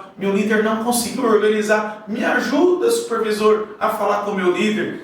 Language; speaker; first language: Portuguese; native; Portuguese